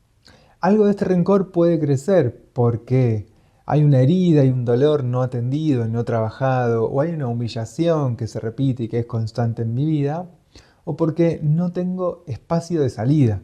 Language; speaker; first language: Spanish; native; Spanish